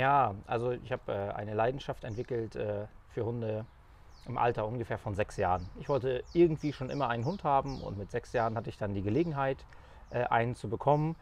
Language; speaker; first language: German; native; German